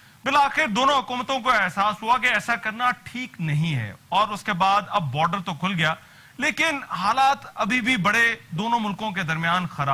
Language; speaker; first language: Urdu; native; Urdu